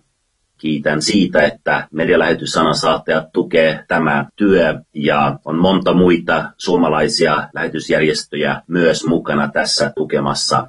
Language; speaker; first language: Finnish; non-native, fluent; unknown